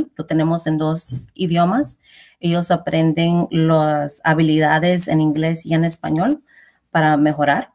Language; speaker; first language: Spanish; early bilingual, heritage; Spanish